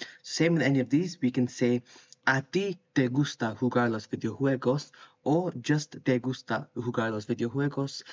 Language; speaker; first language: Spanish; non-native, learner; English